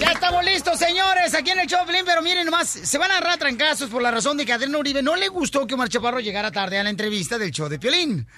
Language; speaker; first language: Spanish; native; Spanish